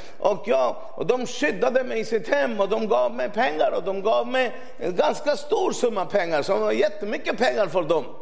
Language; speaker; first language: Swedish; non-native, fluent; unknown